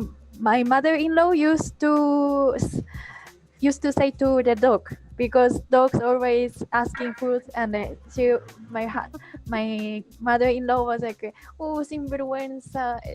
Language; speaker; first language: English; non-native, fluent; Japanese